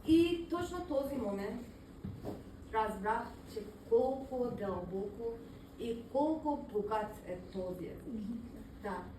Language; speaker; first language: Bulgarian; non-native, learner; Persian